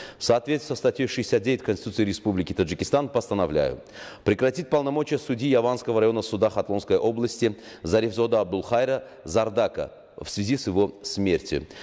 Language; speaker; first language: Russian; non-native, local second language; Tajik